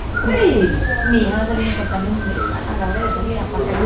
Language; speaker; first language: Spanish; native; Spanish